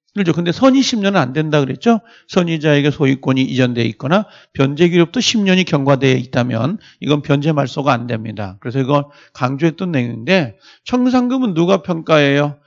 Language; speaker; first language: Korean; native; Korean